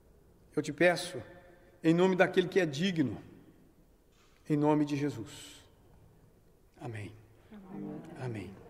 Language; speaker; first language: Portuguese; native; Portuguese